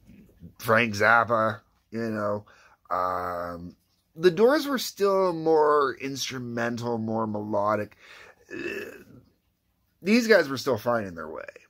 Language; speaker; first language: English; native; English